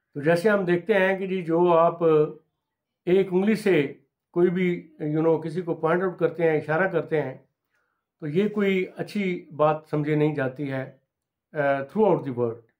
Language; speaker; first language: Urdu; non-native, local second language; Punjabi